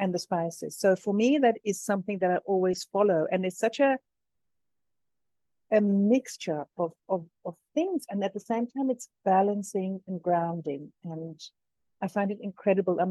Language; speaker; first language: English; native; English